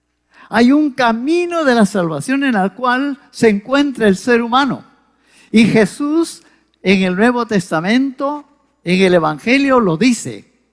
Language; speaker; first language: Spanish; native; Spanish